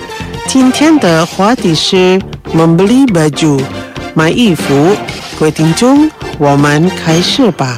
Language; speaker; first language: Chinese; non-native, fluent; Indonesian